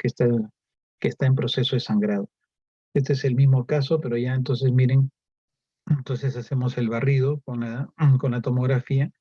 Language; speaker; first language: Spanish; native; Spanish